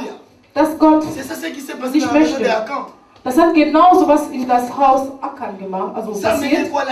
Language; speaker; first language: German; non-native, learner; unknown